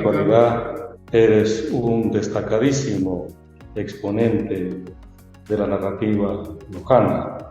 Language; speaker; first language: Spanish; native; Spanish